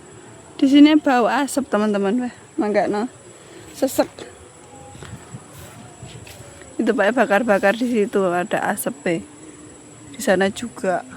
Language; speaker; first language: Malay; non-native, local second language; Javanese